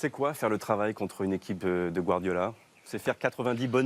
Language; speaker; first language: French; native; French